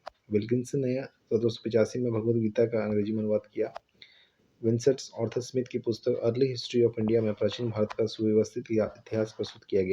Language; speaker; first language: Hindi; native; Hindi